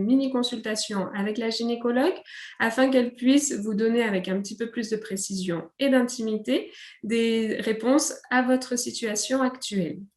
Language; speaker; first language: French; native; French